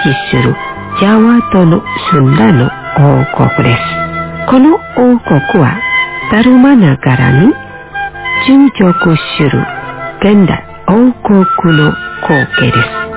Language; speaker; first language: Japanese; non-native, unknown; Indonesian